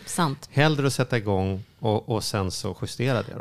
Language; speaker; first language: Swedish; native; Swedish